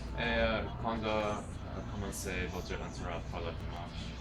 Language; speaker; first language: French; non-native, learner; English